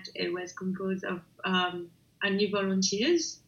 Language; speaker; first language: English; non-native, fluent; French